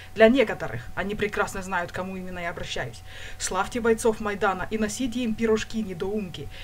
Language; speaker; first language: Russian; non-native, local second language; Ukrainian